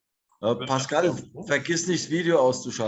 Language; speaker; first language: German; native; German